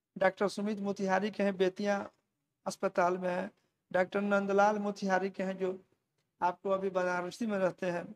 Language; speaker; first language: Hindi; native; Hindi